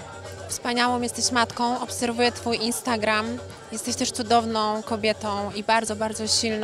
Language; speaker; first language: Polish; native; Polish